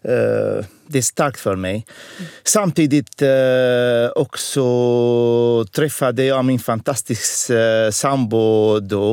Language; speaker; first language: Swedish; non-native, fluent; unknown